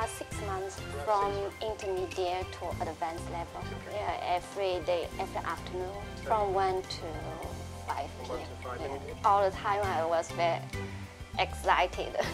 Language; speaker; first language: English; non-native, learner; Chinese